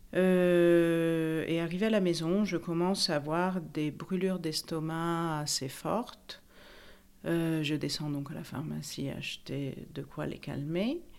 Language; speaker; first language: French; non-native, fluent; Italian